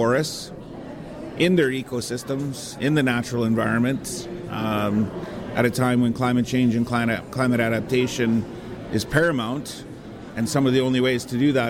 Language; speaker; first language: English; native; English